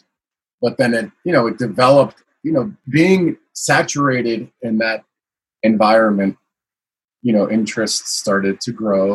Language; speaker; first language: English; native; English